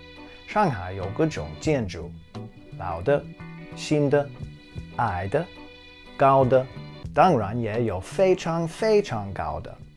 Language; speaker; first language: Chinese; non-native, fluent; English